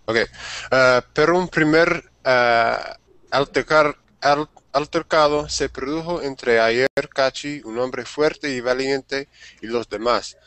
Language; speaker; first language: Spanish; non-native, learner; English